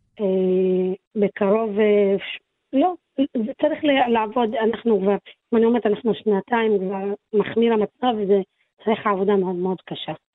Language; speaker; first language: Hebrew; non-native, local second language; Arabic